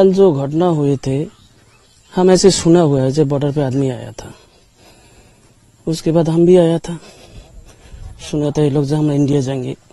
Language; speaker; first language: Hindi; non-native, local second language; Bangla